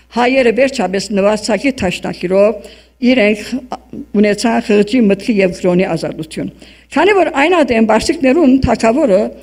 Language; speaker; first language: Armenian; early bilingual, heritage; Armenian